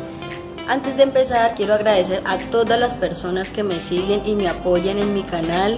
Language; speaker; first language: Spanish; native; Spanish